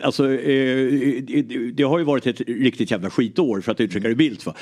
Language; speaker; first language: Swedish; early bilingual, other home language; English